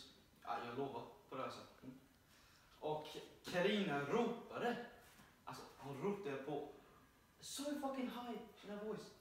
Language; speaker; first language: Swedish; non-native, learner; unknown